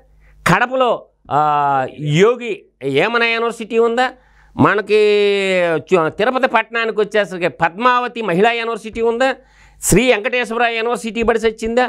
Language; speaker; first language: Telugu; native; Telugu